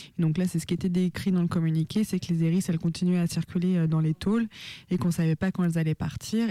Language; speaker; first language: French; native; French